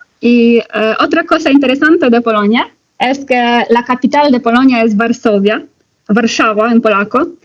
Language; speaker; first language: Spanish; non-native, learner; Polish